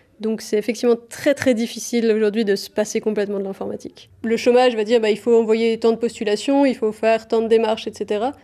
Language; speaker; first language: French; native; French